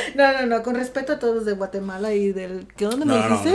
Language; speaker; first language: Spanish; native; Spanish